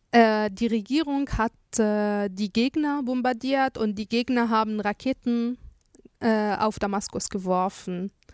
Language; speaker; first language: German; non-native, fluent; Arabic